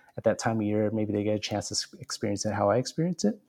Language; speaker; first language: English; native; English